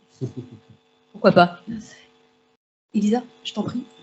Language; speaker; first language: French; native; French